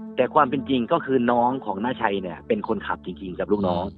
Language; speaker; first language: Thai; native; Thai